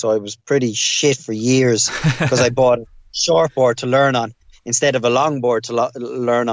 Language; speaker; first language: English; native; English